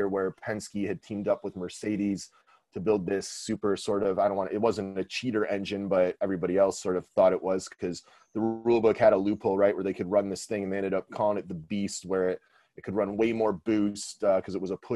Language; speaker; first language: English; native; English